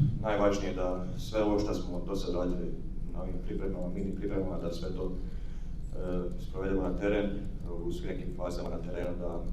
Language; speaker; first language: Croatian; native; Croatian